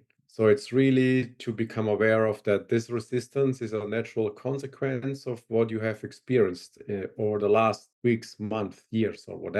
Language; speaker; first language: English; non-native, fluent; German